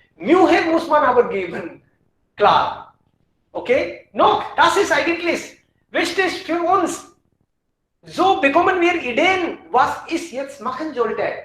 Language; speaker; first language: German; non-native, fluent; Hindi